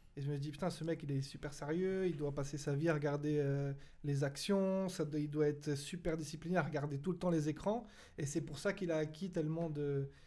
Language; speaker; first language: French; native; French